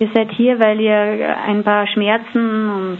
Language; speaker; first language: German; native; German